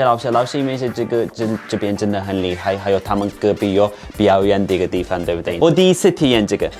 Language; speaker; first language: Chinese; non-native, fluent; Turkish